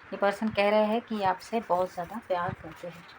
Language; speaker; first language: Hindi; native; Hindi